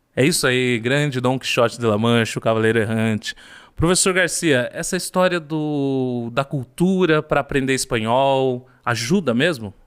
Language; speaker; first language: Portuguese; native; Portuguese